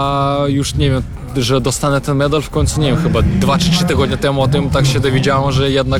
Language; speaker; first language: Polish; non-native, fluent; Russian